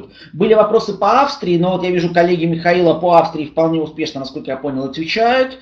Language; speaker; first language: Russian; native; Russian